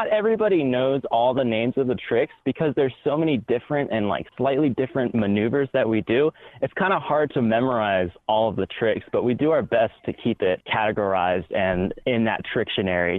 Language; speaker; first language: English; native; English